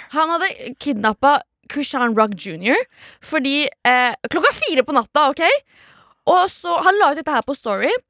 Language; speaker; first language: Norwegian; early bilingual, other home language; Kurdish